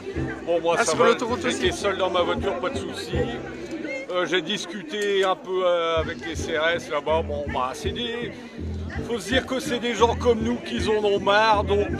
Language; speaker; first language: French; native; French